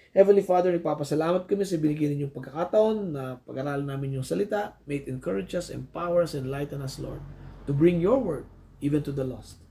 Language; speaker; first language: Filipino; non-native, local second language; Iloko